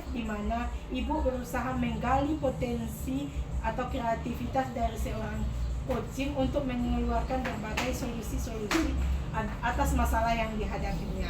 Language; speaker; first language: Indonesian; native; Indonesian